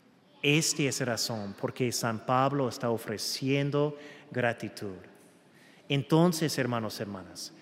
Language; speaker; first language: Spanish; non-native, fluent; English